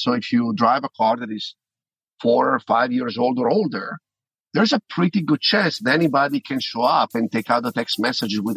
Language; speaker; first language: English; non-native, fluent; Italian